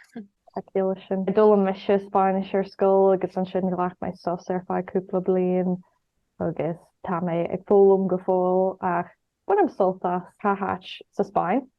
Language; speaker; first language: Irish; non-native, local second language; English